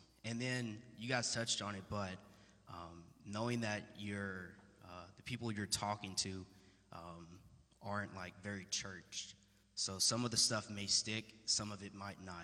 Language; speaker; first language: English; native; English